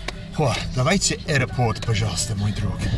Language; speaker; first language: Russian; non-native, learner; English